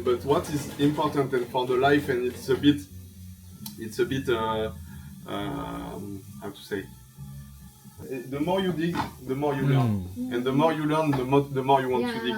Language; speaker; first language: English; non-native, fluent; French